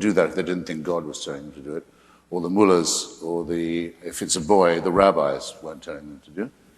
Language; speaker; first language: English; native; English